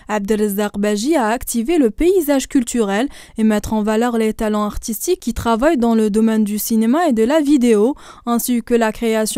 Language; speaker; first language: French; non-native, local second language; Arabic